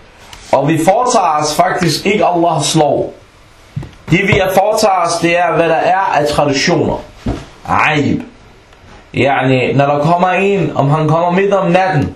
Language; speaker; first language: Danish; non-native, local second language; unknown